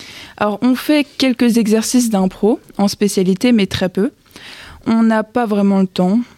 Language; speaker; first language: French; native; French